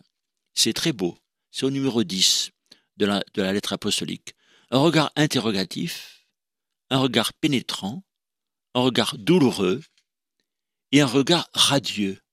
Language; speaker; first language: French; native; French